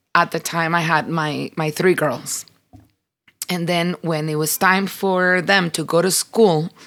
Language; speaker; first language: English; early bilingual, other home language; Spanish